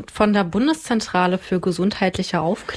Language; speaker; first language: German; native; German